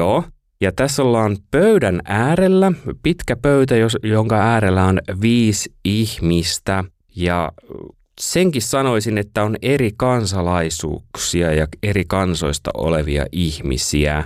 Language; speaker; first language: Finnish; native; Finnish